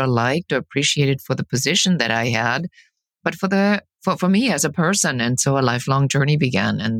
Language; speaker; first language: English; non-native, fluent; German